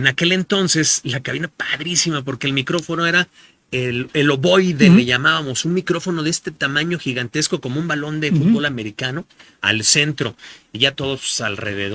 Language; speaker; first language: Spanish; native; Spanish